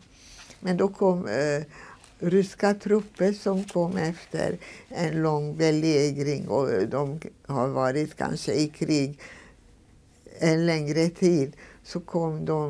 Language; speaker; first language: Swedish; non-native, fluent; Hungarian